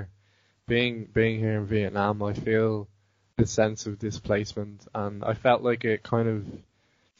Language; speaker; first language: English; native; English